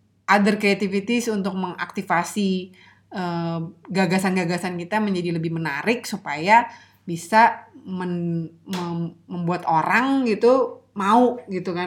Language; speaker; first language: Indonesian; native; Indonesian